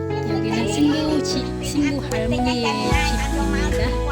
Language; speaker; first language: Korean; non-native, fluent; Khmer